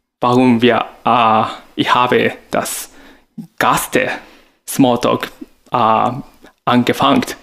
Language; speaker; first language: German; non-native, learner; Japanese